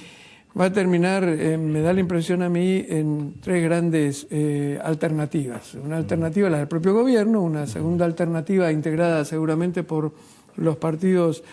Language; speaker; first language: Spanish; native; Spanish